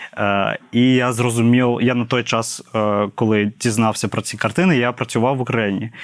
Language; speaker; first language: Ukrainian; non-native, fluent; English